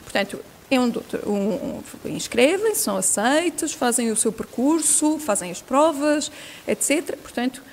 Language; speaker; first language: Portuguese; native; Portuguese